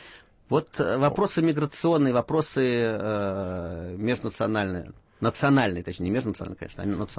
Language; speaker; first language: Russian; native; Russian